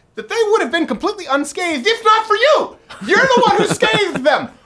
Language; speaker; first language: English; native; English